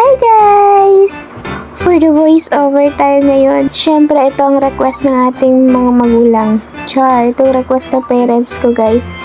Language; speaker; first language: Filipino; non-native, local second language; Hiligaynon